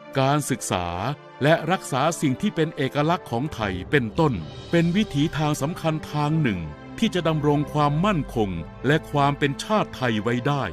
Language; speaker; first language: Thai; native; Thai